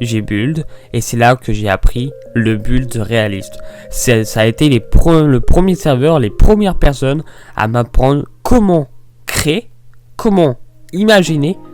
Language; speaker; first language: French; native; French